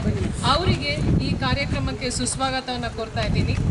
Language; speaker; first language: Kannada; native; Kannada